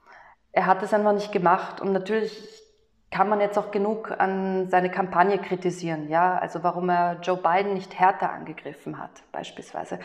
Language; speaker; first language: German; native; German